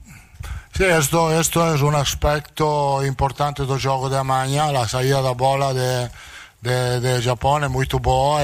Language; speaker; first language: Portuguese; non-native, learner; Italian